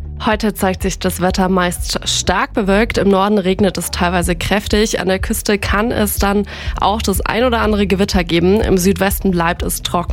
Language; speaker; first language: German; native; German